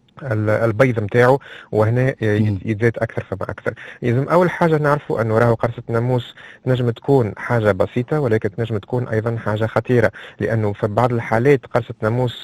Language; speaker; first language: Arabic; native; Arabic